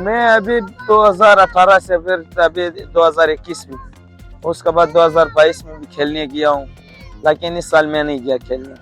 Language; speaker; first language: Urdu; early bilingual, other home language; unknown